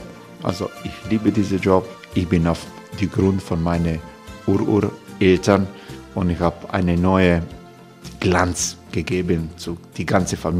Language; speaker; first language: German; non-native, learner; Croatian